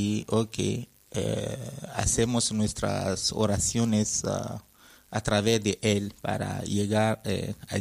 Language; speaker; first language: Spanish; non-native, fluent; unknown